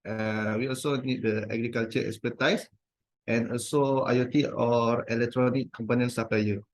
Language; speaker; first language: English; non-native, fluent; Malay